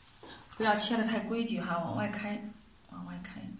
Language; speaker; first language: Chinese; native; Chinese